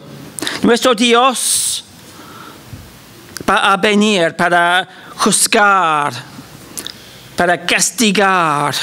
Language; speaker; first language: Spanish; non-native, fluent; English